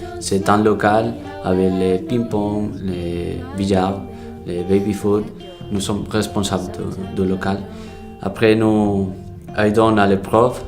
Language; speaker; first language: French; non-native, learner; Spanish